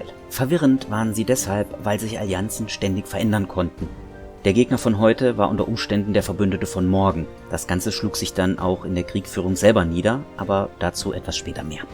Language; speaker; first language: German; native; German